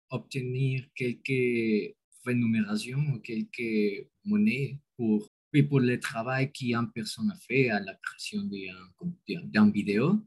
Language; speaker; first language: French; non-native, learner; Spanish